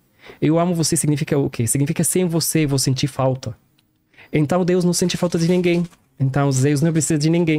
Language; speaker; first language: Portuguese; non-native, learner; Arabic